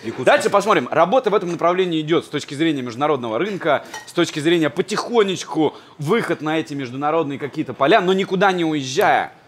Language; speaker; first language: Russian; native; Russian